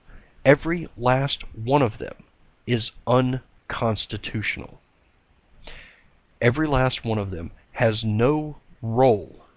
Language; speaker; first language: English; native; English